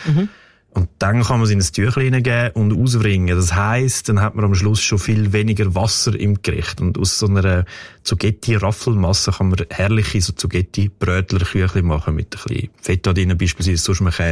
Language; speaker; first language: German; native; German